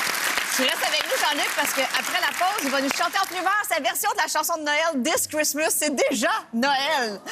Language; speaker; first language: French; native; French